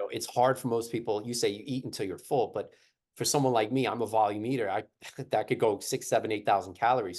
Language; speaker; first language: English; native; English